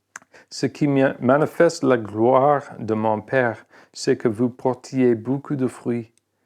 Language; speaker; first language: French; non-native, fluent; English